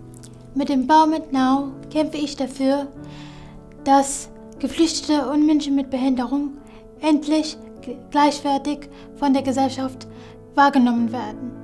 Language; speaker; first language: German; non-native, fluent; Kurdish